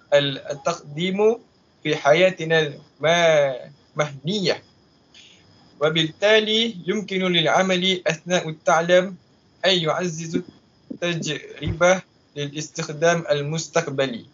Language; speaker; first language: Arabic; non-native, learner; Malay